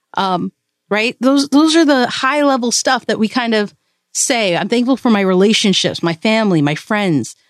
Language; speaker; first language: English; early bilingual, other home language; Malayalam